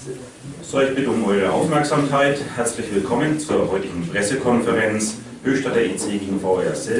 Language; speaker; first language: German; native; German